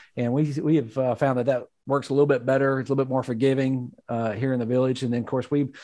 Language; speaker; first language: English; native; English